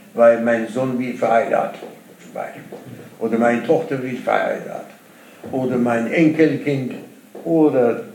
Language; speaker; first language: German; non-native, learner; Persian